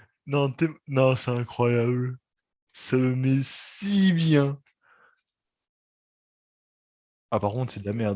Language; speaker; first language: French; native; French